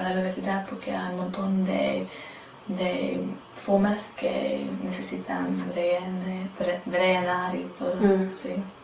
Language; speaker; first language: Spanish; non-native, learner; English